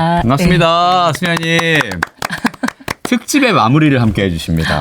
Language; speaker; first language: Korean; native; Korean